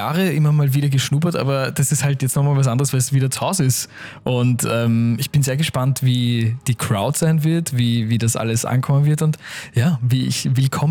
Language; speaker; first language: German; native; German